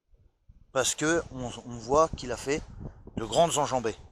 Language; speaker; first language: French; native; French